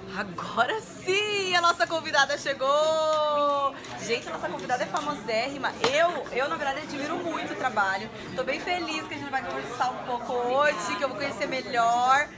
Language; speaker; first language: Portuguese; native; Portuguese